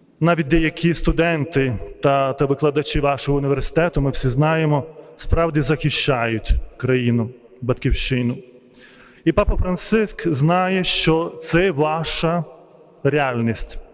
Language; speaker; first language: Ukrainian; non-native, fluent; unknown